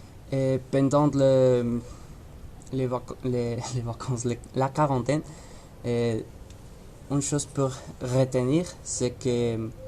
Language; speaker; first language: French; non-native, learner; Spanish